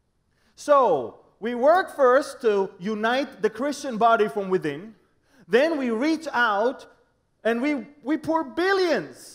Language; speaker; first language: English; non-native, fluent; Hebrew